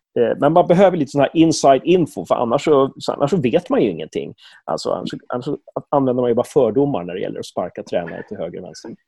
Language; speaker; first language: Swedish; native; Swedish